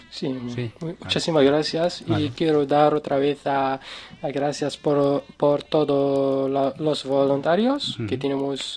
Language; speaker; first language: Spanish; non-native, learner; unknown